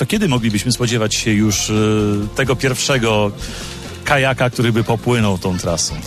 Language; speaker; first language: Polish; native; Polish